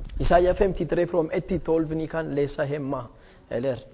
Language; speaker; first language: Swedish; non-native, fluent; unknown